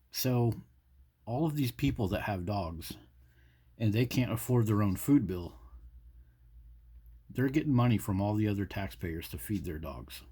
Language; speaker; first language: English; native; English